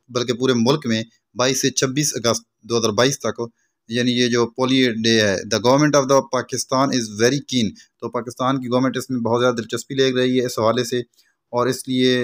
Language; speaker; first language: Urdu; non-native, local second language; Punjabi